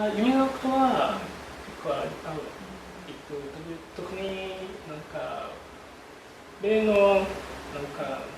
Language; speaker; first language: Japanese; non-native, learner; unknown